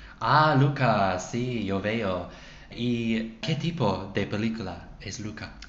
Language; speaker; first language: Spanish; non-native, learner; English